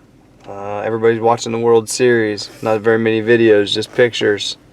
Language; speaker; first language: English; native; English